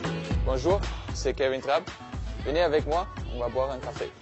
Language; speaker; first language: French; non-native, fluent; German